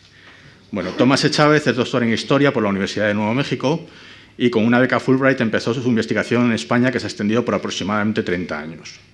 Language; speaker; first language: Spanish; native; Spanish